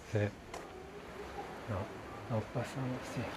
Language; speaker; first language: Spanish; non-native, learner; French